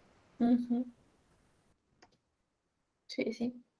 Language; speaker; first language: Spanish; native; Spanish